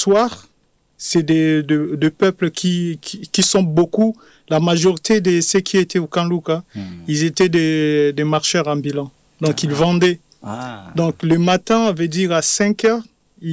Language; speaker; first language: French; non-native, local second language; Lingala